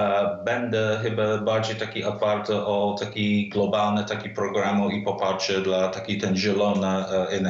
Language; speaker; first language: Polish; non-native, fluent; English